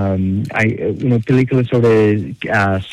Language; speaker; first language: Spanish; non-native, learner; English